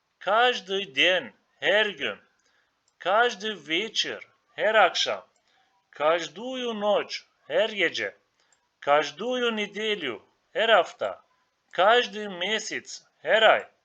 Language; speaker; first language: Russian; non-native, learner; Turkish